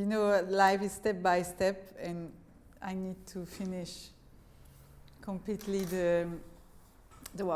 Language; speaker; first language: English; non-native, fluent; French